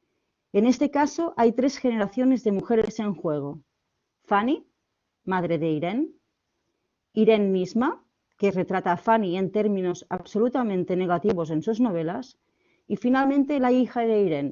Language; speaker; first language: Spanish; native; Spanish